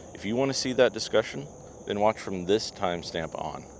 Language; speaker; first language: English; native; English